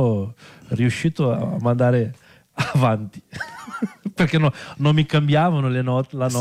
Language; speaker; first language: Italian; non-native, fluent; Portuguese